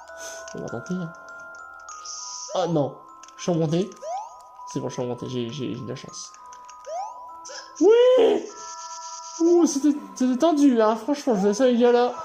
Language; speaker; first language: French; native; French